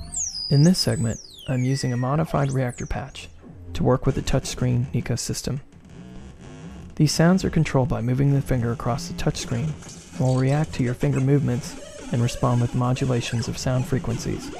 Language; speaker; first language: English; native; English